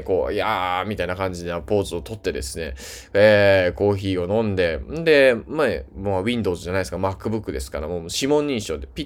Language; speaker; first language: Japanese; native; Japanese